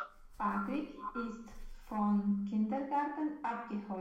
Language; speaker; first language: German; non-native, learner; Romanian